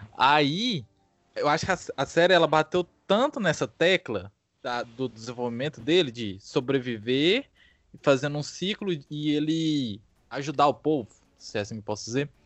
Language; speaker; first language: Portuguese; native; Portuguese